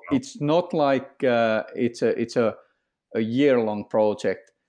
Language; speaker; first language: English; non-native, fluent; Finnish